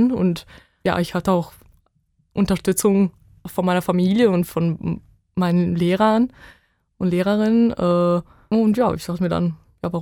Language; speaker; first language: German; non-native, fluent; Bosnian